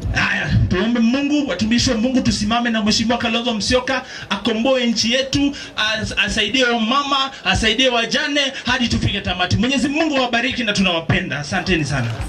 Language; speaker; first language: Swahili; native; Swahili